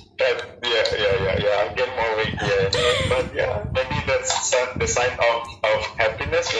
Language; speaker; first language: English; non-native, fluent; Indonesian